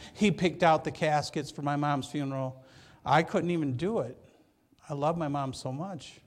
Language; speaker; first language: English; native; English